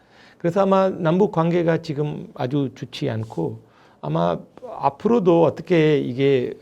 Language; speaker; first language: Korean; non-native, fluent; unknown